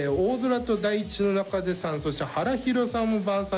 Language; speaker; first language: Japanese; native; Japanese